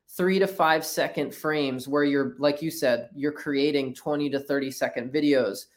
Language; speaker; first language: English; native; English